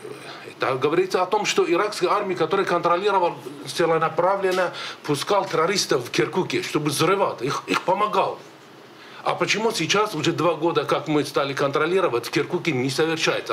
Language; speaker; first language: Russian; native; Russian